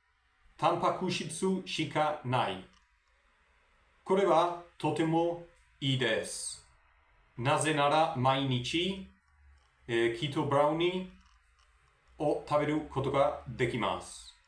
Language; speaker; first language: Japanese; non-native, learner; Spanish